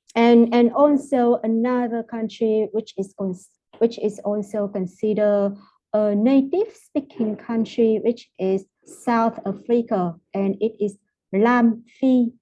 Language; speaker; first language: English; non-native, fluent; Vietnamese